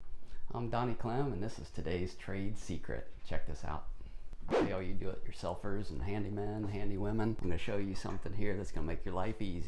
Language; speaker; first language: English; native; English